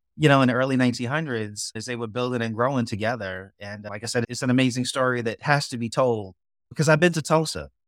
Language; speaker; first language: English; native; English